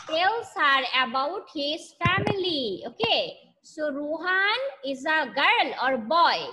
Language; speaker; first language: English; non-native, learner; Bangla